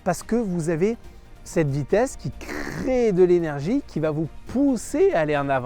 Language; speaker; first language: French; native; French